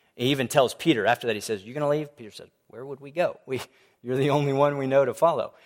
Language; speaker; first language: English; native; English